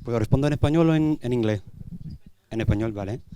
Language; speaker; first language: Spanish; non-native, fluent; English